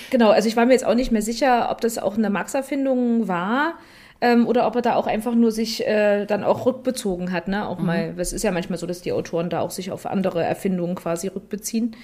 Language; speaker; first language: German; native; German